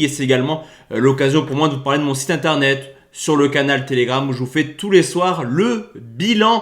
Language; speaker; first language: French; native; French